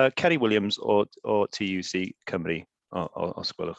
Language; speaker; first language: Welsh; native; Welsh